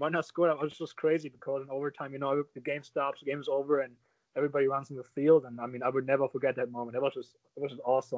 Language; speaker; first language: English; non-native, fluent; German